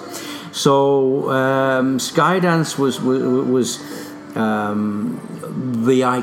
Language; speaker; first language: English; native; English